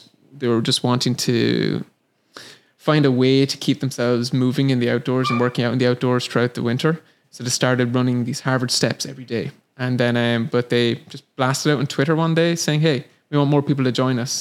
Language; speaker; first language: English; native; English